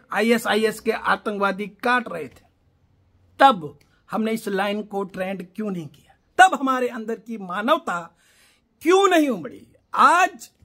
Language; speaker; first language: Hindi; non-native, local second language; Gujarati